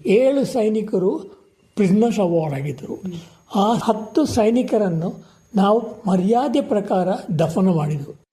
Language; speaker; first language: Kannada; non-native, local second language; Kodava